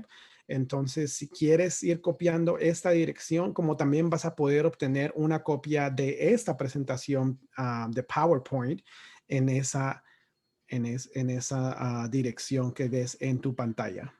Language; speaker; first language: Spanish; native; Spanish